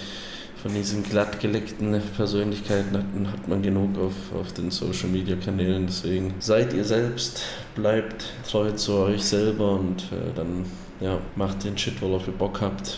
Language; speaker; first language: German; native; German